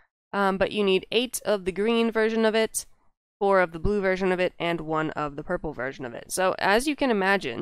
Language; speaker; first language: English; native; English